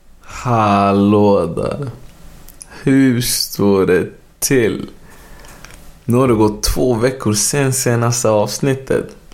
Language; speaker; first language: Swedish; early bilingual, other home language; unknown